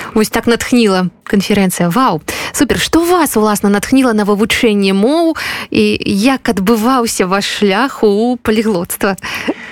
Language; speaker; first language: Belarusian; native; Belarusian